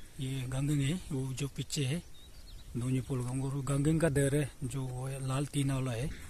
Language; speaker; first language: Hindi; non-native, local second language; Adi